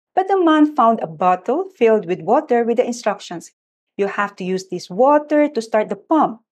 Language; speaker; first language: English; non-native, local second language; Filipino